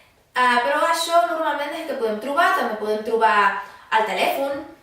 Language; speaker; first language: Catalan; non-native, fluent; Spanish